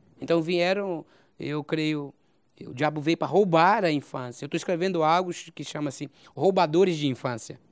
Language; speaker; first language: Portuguese; native; Portuguese